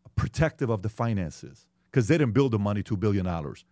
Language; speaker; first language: English; early bilingual, other home language; Persian